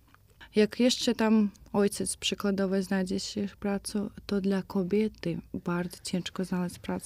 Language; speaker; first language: Polish; non-native, fluent; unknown